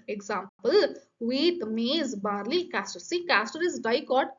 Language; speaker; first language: English; non-native, local second language; Kannada